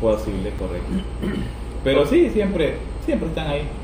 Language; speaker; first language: Spanish; native; Spanish